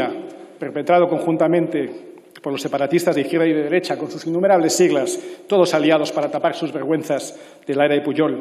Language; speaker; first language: Spanish; native; Spanish